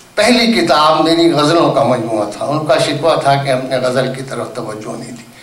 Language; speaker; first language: Urdu; native; Urdu